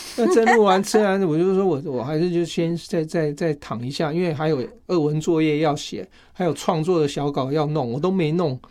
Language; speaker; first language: Chinese; native; Chinese